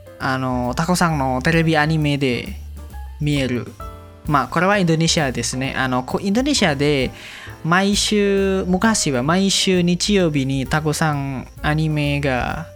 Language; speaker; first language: Japanese; non-native, learner; Indonesian